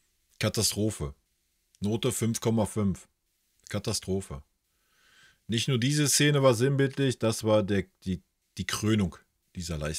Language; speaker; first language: German; native; German